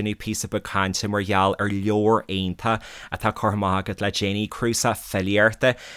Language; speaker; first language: Irish; native; Irish